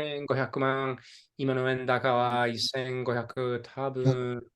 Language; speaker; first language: Japanese; non-native, fluent; English